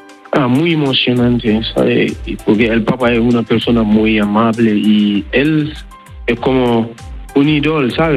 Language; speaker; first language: Spanish; non-native, learner; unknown